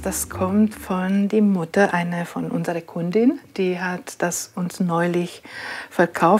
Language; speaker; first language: German; non-native, fluent; Romanian